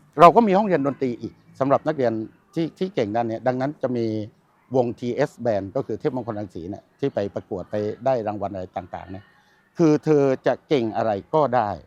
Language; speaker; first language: Thai; native; Thai